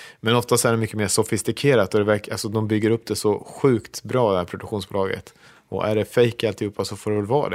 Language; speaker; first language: Swedish; native; Swedish